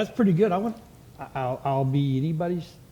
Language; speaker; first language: English; native; English